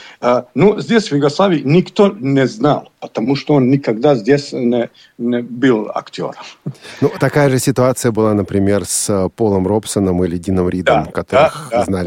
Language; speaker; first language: Russian; non-native, learner; Bosnian